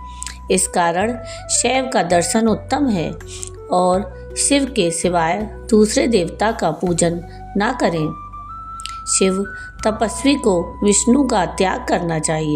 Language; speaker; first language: Hindi; native; Hindi